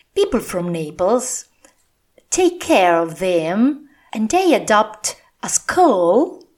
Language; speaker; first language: English; non-native, fluent; Italian